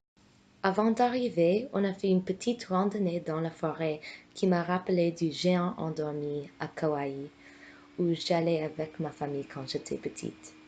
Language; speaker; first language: French; non-native, fluent; English